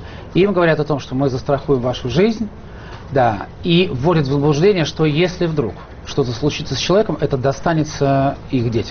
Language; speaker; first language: Russian; native; Russian